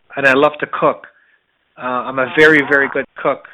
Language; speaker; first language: English; native; English